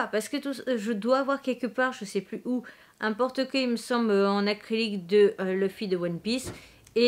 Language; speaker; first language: French; native; French